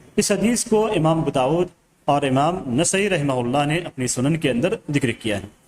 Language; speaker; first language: Urdu; native; Urdu